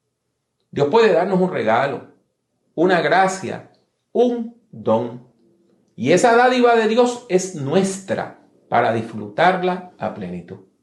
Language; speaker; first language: Spanish; native; Spanish